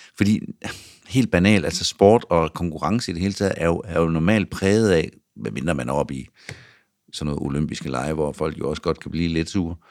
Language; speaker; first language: Danish; native; Danish